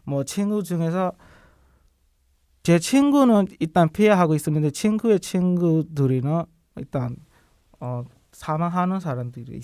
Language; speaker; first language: Korean; non-native, learner; Burmese